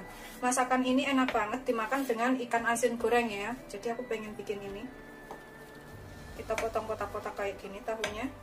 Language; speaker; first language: Indonesian; native; Indonesian